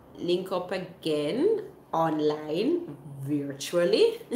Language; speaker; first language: English; non-native, fluent; Swiss German